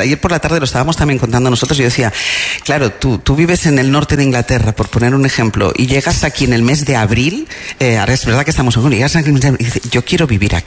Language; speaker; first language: Spanish; native; Spanish